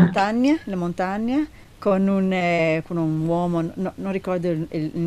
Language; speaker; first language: Italian; non-native, learner; Hebrew